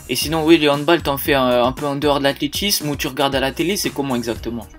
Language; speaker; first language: French; native; French